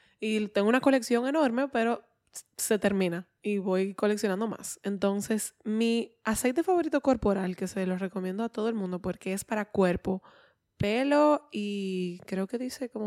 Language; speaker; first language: Spanish; native; Spanish